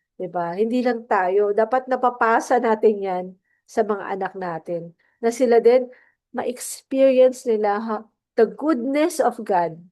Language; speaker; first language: Filipino; non-native, local second language; Cebuano